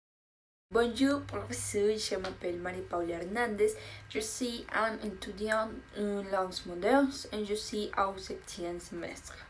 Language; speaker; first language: French; non-native, learner; Spanish